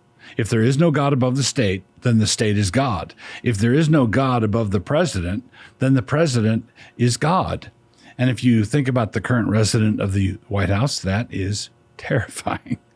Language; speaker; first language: English; native; English